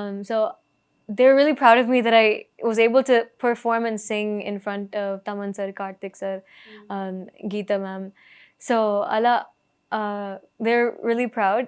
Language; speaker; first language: English; early bilingual, other home language; Telugu